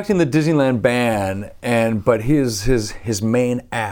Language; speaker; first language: English; native; English